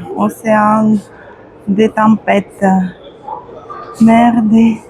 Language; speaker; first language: French; non-native, fluent; Russian